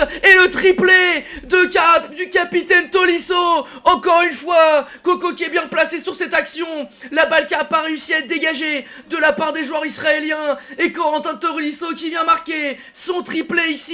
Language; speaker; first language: French; native; French